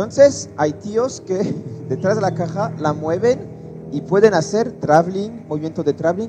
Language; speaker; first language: Spanish; non-native, learner; French